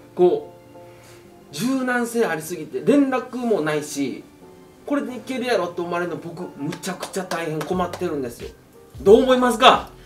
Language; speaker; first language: Japanese; native; Japanese